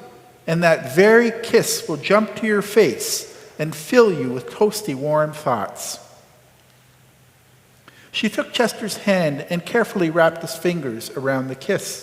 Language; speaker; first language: English; native; English